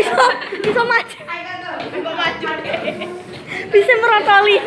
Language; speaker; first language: Indonesian; non-native, local second language; Javanese